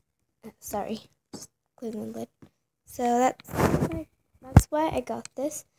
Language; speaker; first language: English; native; English